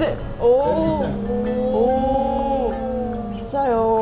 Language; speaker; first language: Korean; non-native, fluent; Estonian